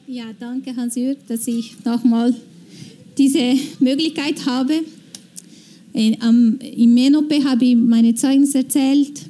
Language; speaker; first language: German; non-native, fluent; Portuguese